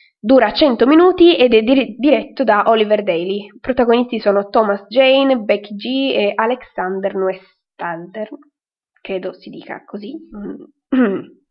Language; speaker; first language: Italian; native; Italian